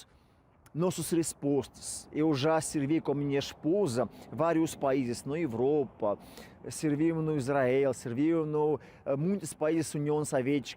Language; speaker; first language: Portuguese; non-native, fluent; Russian